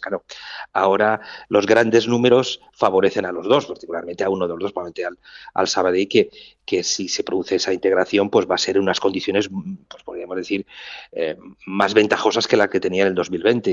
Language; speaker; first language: Spanish; native; Spanish